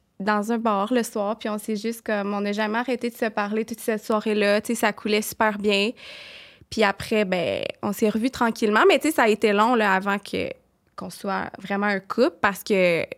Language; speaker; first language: French; native; French